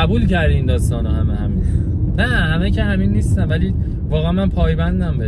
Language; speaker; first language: Persian; native; Persian